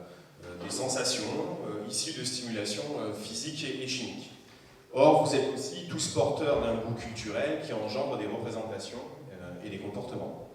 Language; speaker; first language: French; native; French